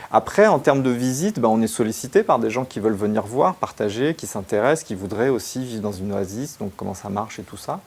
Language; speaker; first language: French; native; French